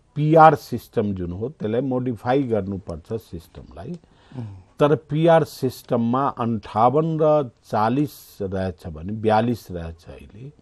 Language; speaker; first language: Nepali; non-native, local second language; Maithili